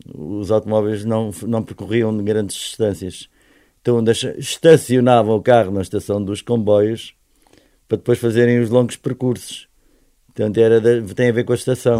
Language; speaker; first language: Portuguese; native; Portuguese